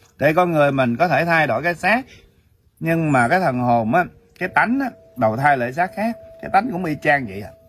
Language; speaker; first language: Vietnamese; early bilingual, heritage; Vietnamese